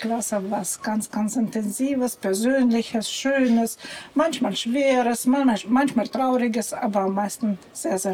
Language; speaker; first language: German; non-native, fluent; Russian